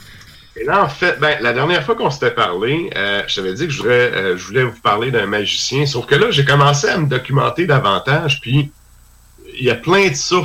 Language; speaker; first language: French; native; French